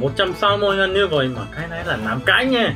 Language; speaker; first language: Vietnamese; non-native, learner; Korean